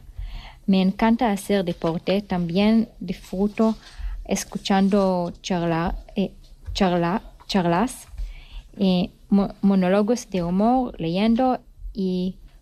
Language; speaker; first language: Spanish; non-native, learner; Hebrew